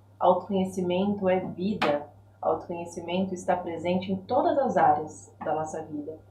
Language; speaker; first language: Portuguese; native; Portuguese